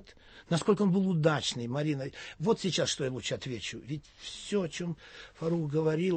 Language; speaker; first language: Russian; native; Russian